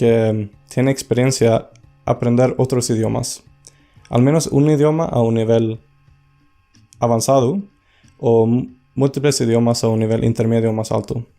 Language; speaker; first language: Spanish; non-native, fluent; Swedish